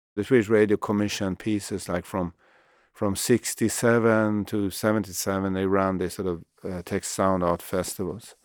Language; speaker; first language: English; non-native, fluent; Swedish